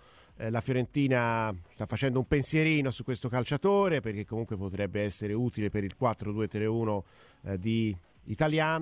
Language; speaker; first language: Italian; native; Italian